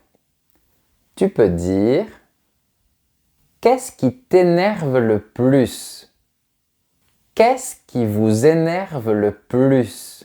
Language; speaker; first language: French; native; French